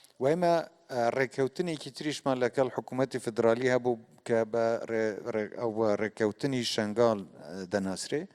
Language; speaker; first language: Central Kurdish; non-native, local second language; Kurdish